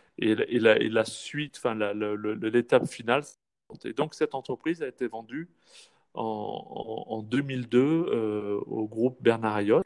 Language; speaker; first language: French; native; French